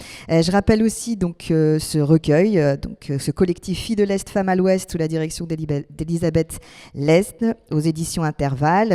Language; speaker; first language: French; native; French